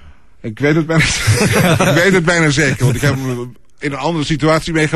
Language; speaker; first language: Dutch; native; Dutch